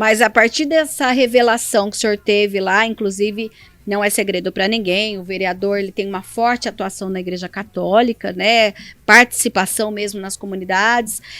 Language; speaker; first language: Portuguese; native; Portuguese